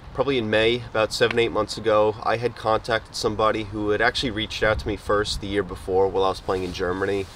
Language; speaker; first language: English; native; English